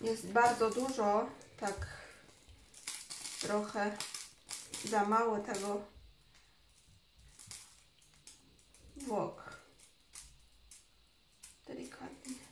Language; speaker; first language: Polish; non-native, learner; Chinese